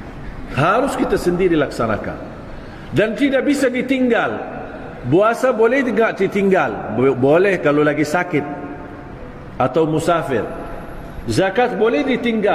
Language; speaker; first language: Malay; non-native, fluent; Arabic